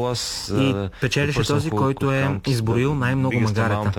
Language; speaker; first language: Bulgarian; non-native, fluent; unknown